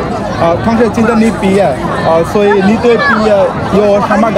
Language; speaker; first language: Chinese; non-native, learner; Bangla